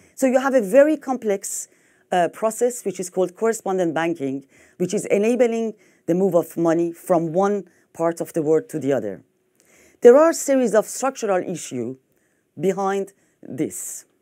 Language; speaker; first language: English; non-native, fluent; French